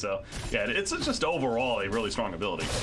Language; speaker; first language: English; native; English